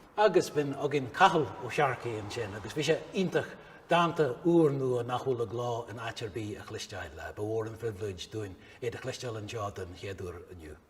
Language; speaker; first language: Irish; native; Irish